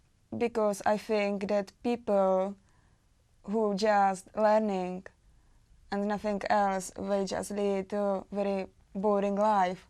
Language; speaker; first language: English; non-native, learner; Czech